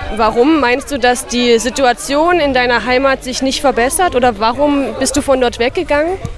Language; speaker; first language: German; native; German